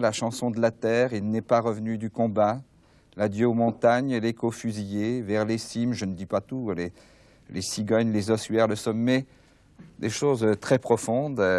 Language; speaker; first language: French; native; French